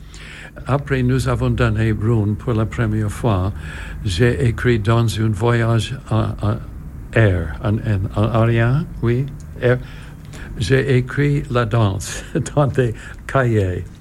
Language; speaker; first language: French; non-native, learner; English